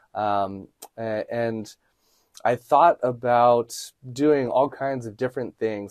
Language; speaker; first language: English; native; English